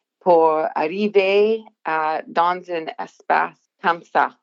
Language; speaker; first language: French; non-native, local second language; English